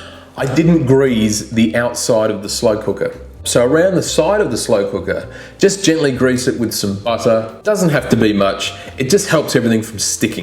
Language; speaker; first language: English; native; English